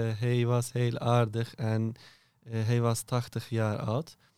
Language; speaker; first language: Dutch; non-native, learner; Turkish